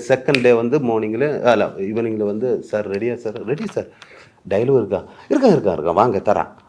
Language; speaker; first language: Tamil; non-native, learner; Malayalam